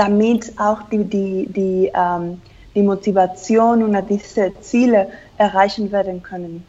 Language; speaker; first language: German; non-native, fluent; Spanish